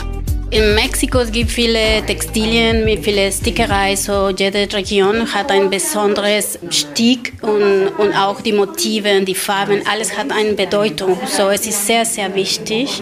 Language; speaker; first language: German; non-native, learner; Spanish